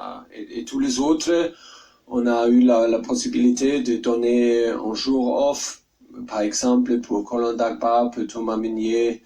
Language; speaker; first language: French; non-native, learner; German